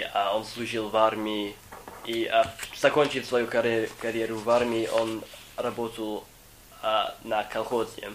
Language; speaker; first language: Russian; non-native, fluent; English